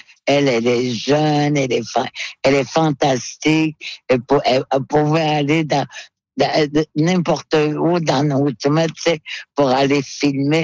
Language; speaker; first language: French; non-native, local second language; Innu-aimun